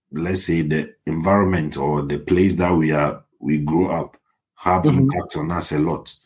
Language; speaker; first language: English; non-native, local second language; Akan